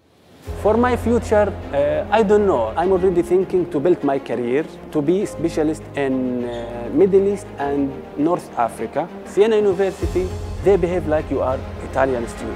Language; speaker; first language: English; non-native, learner; Arabic